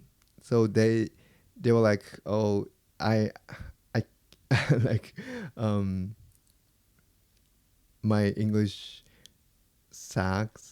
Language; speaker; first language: English; non-native, fluent; Japanese